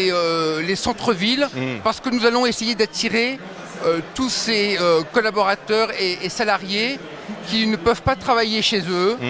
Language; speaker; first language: French; native; French